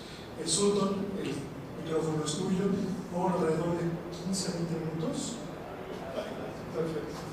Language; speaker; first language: Spanish; native; Spanish